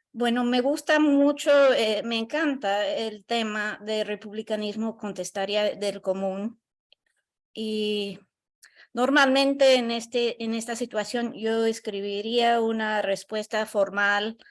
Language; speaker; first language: Spanish; non-native, learner; English